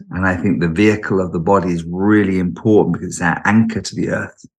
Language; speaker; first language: English; native; English